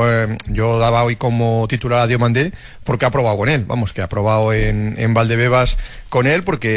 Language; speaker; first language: Spanish; native; Spanish